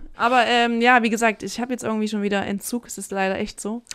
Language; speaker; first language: German; native; German